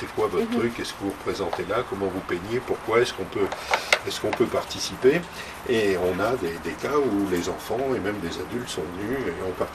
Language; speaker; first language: French; native; French